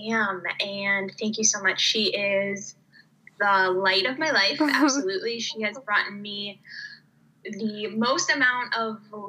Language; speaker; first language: English; native; English